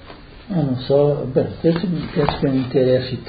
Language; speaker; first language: Italian; early bilingual, heritage; Portuguese